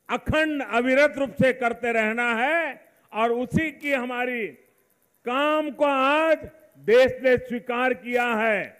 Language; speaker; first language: Hindi; non-native, local second language; Gujarati